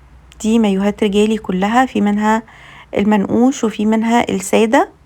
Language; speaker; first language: Arabic; native; Arabic